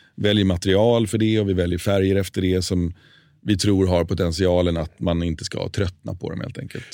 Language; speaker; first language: Swedish; native; Swedish